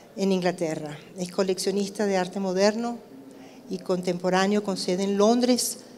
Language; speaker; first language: Spanish; native; Spanish